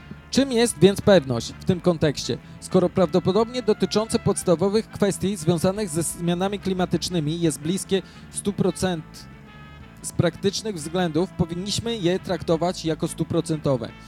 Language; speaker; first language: Polish; native; Polish